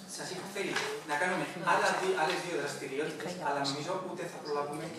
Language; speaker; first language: Greek; non-native, fluent; Spanish